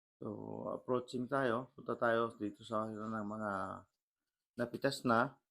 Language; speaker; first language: Filipino; native; Filipino